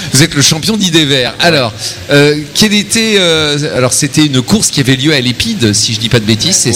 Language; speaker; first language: French; native; French